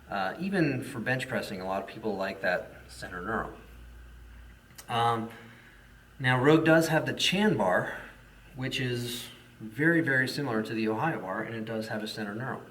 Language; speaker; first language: English; native; English